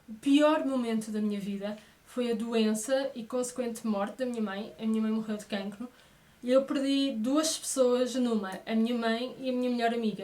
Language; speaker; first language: Portuguese; native; Portuguese